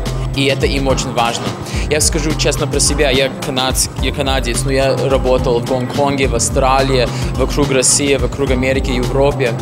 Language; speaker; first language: Russian; non-native, learner; English